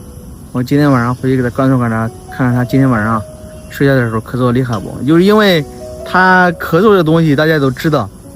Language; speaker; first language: Chinese; native; Chinese